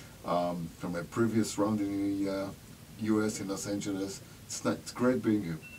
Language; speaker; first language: English; non-native, fluent; Hebrew